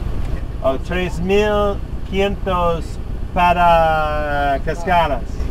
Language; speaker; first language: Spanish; non-native, learner; English